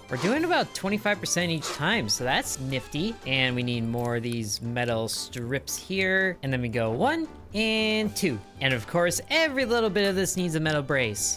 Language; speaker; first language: English; native; English